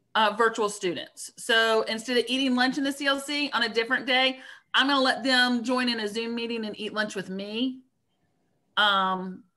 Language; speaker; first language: English; native; English